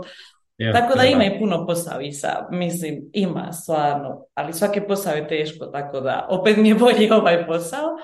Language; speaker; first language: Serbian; early bilingual, heritage; Bosnian